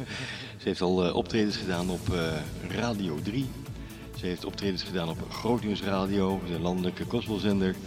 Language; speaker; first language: Dutch; native; Dutch